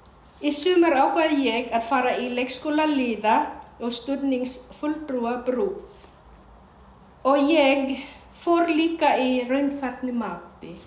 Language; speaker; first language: Icelandic; non-native, fluent; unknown